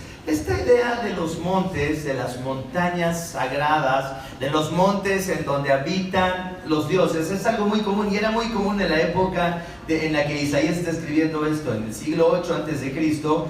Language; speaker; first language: Spanish; native; Spanish